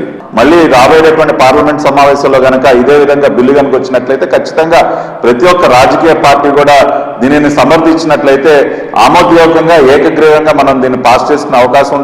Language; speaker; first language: Telugu; native; Telugu